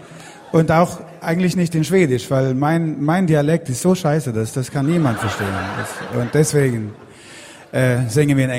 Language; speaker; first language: German; non-native, fluent; Swedish